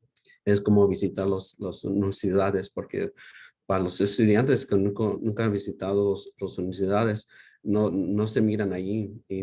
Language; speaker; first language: Spanish; early bilingual, heritage; Spanish